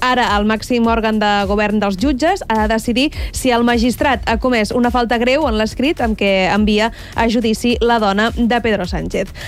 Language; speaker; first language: Catalan; native; Catalan